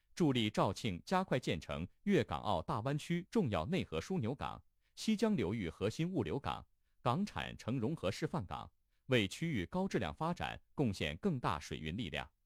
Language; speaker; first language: Chinese; native; Chinese